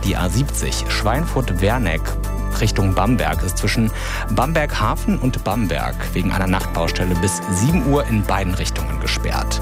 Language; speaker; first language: German; native; German